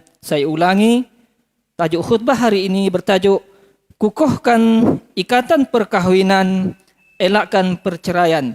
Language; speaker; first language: Malay; native; Malay